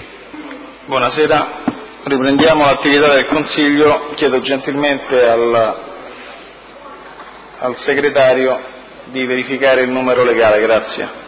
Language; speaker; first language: Italian; native; Italian